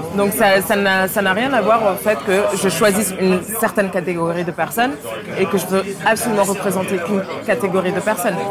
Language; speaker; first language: French; early bilingual, other home language; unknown